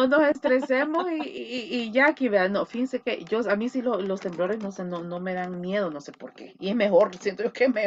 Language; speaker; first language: Spanish; native; Spanish